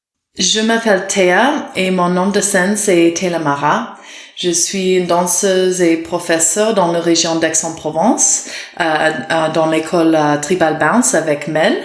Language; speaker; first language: French; non-native, fluent; English